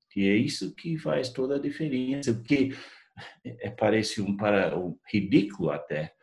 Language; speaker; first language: Portuguese; non-native, fluent; English